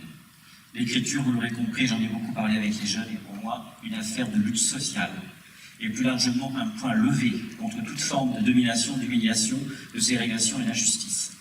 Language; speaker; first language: French; native; French